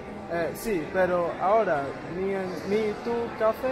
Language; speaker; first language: Spanish; non-native, learner; English